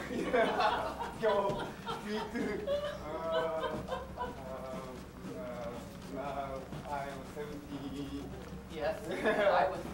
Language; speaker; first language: English; non-native, learner; Japanese